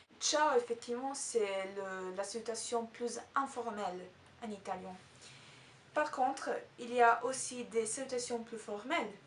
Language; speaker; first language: French; non-native, fluent; Italian